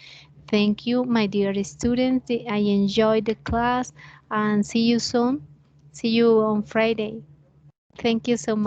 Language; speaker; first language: English; non-native, learner; Spanish